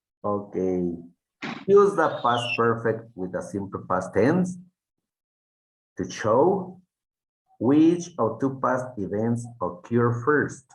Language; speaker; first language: English; non-native, fluent; Spanish